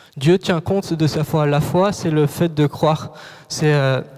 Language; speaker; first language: French; native; French